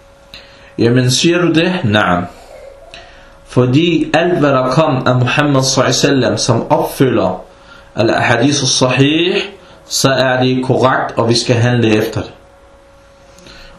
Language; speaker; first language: Danish; non-native, fluent; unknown